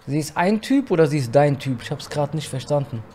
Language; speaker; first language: German; native; German